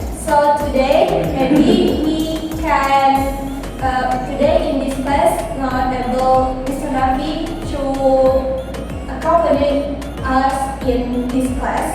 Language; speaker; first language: English; non-native, learner; Indonesian